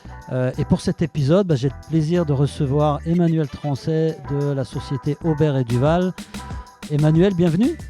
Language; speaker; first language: French; native; French